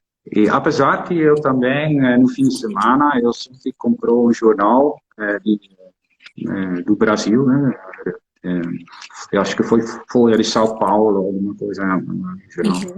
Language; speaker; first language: Portuguese; non-native, fluent; Dutch